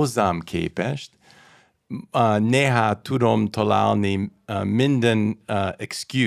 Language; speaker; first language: Hungarian; non-native, learner; English